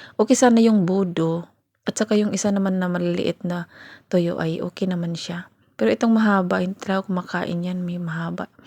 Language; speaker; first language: Filipino; non-native, local second language; Cebuano